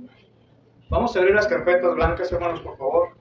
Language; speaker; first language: Spanish; native; Spanish